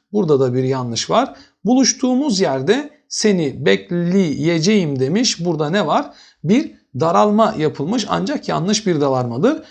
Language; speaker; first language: Turkish; native; Turkish